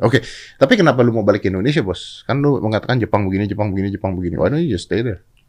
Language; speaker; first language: Indonesian; native; Indonesian